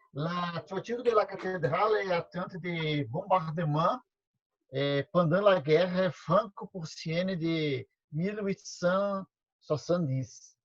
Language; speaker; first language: French; non-native, learner; Portuguese